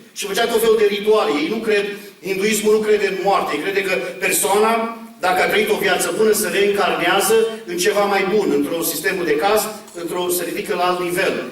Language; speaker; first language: Romanian; early bilingual, heritage; Romanian